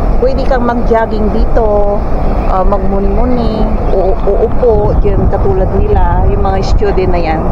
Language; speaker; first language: Filipino; non-native, local second language; Pangasinan